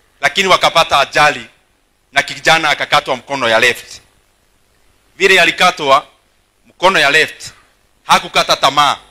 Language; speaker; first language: Swahili; non-native, local second language; Kikuyu